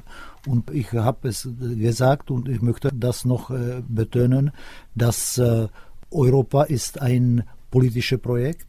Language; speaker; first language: German; non-native, fluent; Czech